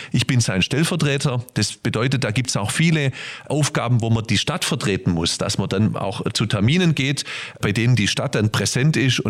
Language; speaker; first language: German; native; German